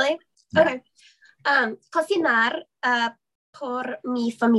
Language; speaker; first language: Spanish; non-native, learner; English